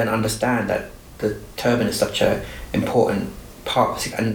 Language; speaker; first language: English; native; English